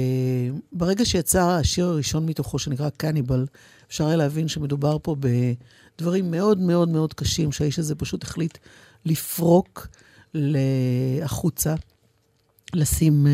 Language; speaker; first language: Hebrew; native; Hebrew